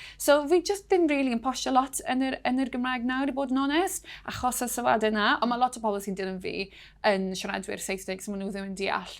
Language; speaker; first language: Welsh; non-native, local second language; English